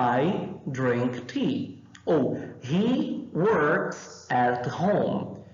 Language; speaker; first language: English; non-native, fluent; Portuguese